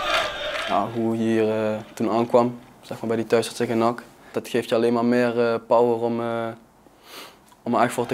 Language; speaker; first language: Dutch; native; Dutch